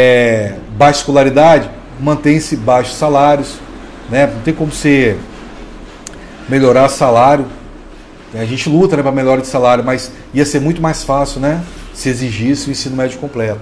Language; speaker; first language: Portuguese; native; Portuguese